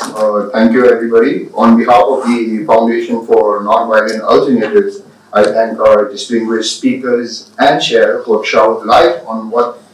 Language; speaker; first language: English; non-native, local second language; Tibetan